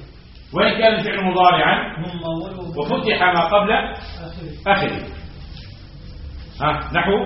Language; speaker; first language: Arabic; native; Arabic